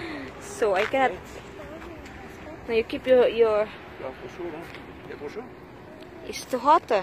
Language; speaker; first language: English; non-native, local second language; Cebuano